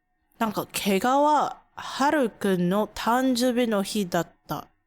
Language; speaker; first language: Japanese; non-native, fluent; Indonesian